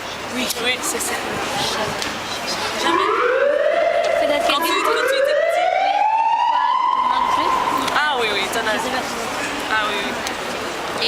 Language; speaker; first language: French; non-native, learner; Dutch